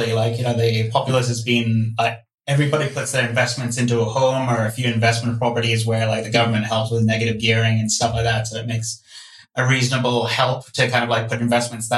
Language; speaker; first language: English; non-native, local second language; Cantonese